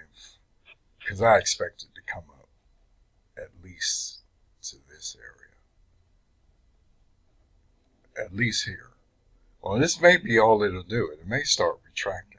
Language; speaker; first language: English; native; English